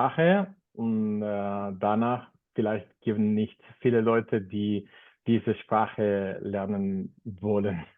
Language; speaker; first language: German; non-native, fluent; Spanish